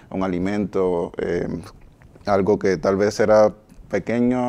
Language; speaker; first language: Spanish; native; Spanish